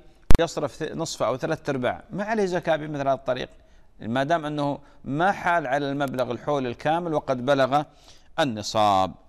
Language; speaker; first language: Arabic; native; Arabic